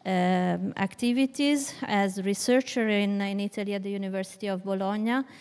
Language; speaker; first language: English; non-native, fluent; Italian